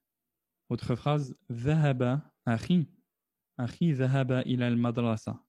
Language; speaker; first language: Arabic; non-native, fluent; French